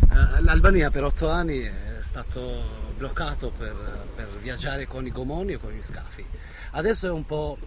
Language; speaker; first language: Italian; non-native, fluent; Albanian